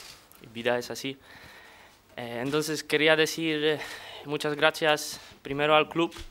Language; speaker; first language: Spanish; non-native, fluent; Polish